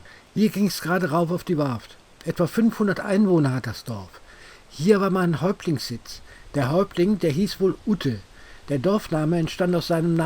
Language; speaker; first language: German; native; German